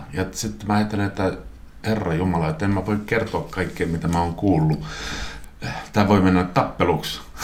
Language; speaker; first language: Finnish; non-native, local second language; Swedish